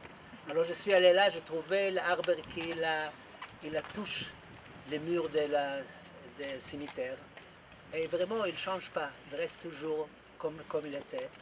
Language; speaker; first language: French; non-native, fluent; Hebrew